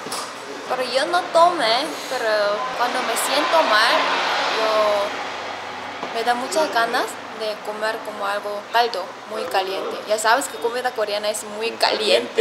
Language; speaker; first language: Spanish; non-native, learner; Korean